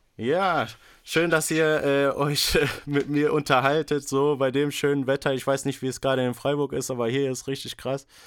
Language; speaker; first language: German; native; German